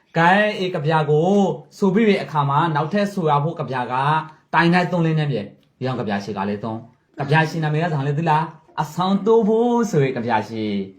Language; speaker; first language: Burmese; native; Burmese